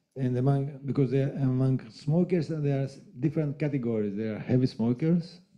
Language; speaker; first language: English; non-native, fluent; Greek